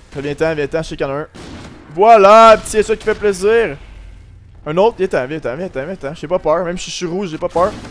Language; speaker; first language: French; native; French